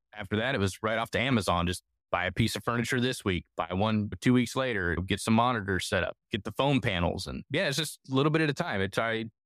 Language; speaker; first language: English; native; English